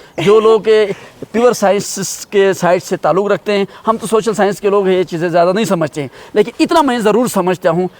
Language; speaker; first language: Urdu; non-native, local second language; Shina